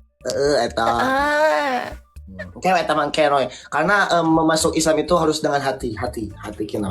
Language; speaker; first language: Indonesian; non-native, local second language; Sundanese